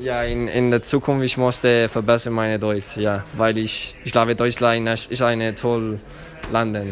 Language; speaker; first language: German; non-native, learner; Spanish